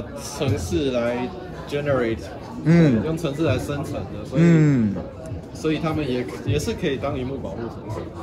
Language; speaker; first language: Chinese; native; Chinese